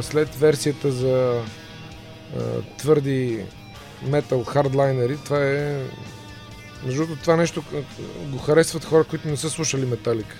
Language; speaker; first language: Bulgarian; native; Bulgarian